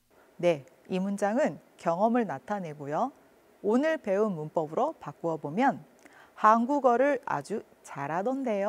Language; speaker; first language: Korean; native; Korean